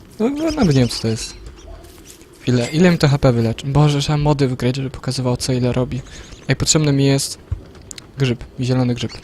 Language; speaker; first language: Polish; native; Polish